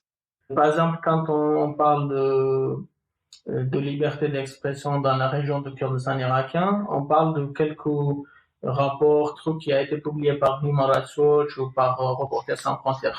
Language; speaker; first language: French; non-native, fluent; Kurdish